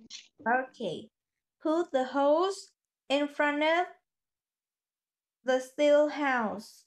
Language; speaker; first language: English; non-native, fluent; Vietnamese